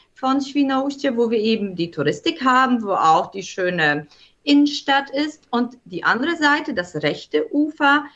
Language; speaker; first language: German; native; German